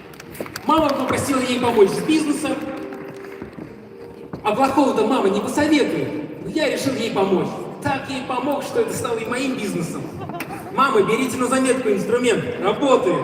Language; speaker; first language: Russian; native; Russian